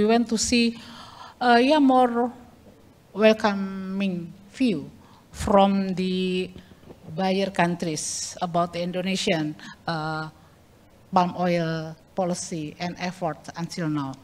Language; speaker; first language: English; non-native, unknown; Indonesian